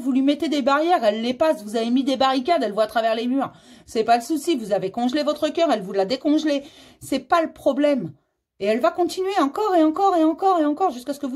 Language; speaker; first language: French; native; French